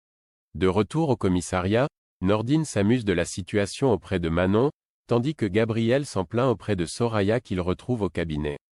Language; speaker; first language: French; native; French